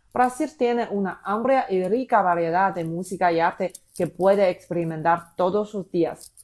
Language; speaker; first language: Spanish; non-native, fluent; Chinese